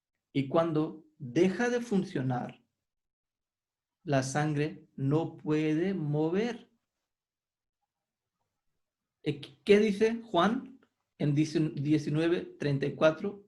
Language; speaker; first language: Spanish; non-native, fluent; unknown